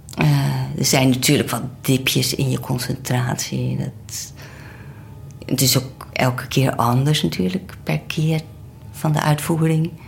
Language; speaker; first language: Dutch; native; Dutch